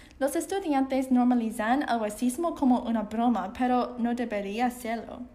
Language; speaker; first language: Spanish; non-native, learner; Chinese